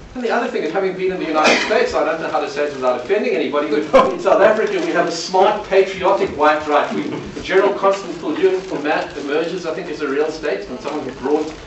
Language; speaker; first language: English; native; English